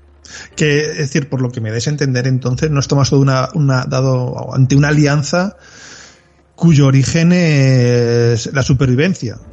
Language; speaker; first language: Spanish; native; Spanish